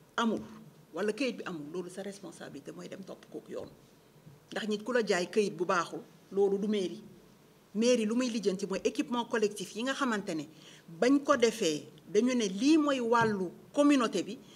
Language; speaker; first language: Wolof; non-native, local second language; Jola-Fonyi